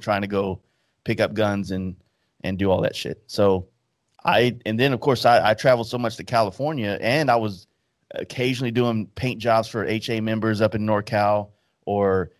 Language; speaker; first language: English; native; English